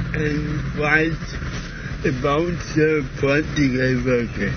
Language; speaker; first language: English; non-native, learner; German